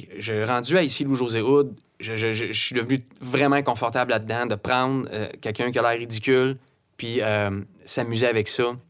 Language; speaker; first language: French; native; French